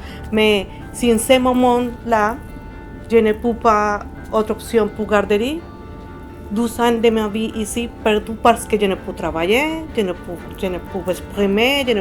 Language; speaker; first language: French; non-native, learner; Spanish